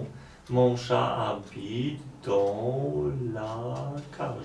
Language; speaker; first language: French; non-native, learner; Polish